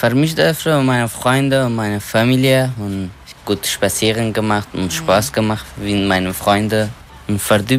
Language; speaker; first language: German; non-native, learner; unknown